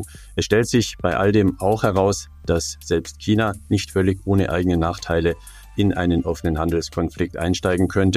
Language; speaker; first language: German; native; German